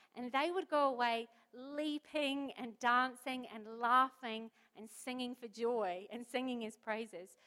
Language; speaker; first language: English; native; English